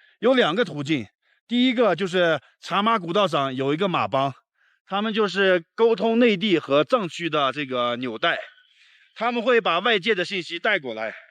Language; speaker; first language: Chinese; native; Chinese